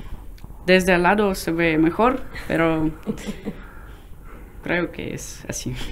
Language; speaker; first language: Spanish; non-native, learner; Russian